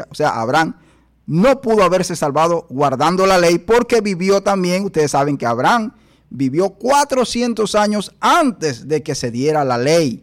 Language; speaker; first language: Spanish; native; Spanish